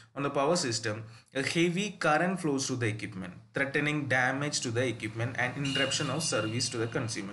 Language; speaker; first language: English; non-native, local second language; Malayalam